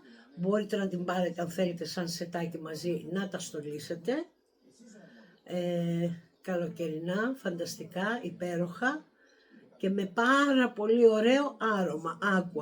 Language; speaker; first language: Greek; native; Greek